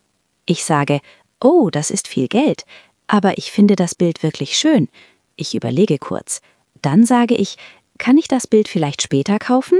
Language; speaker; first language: German; non-native, fluent; Turkish